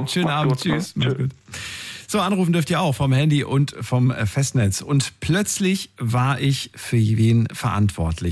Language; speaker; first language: German; native; German